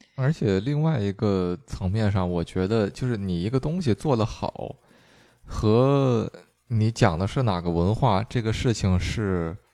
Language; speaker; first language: Chinese; native; Chinese